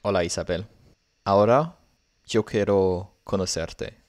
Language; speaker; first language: Spanish; non-native, learner; French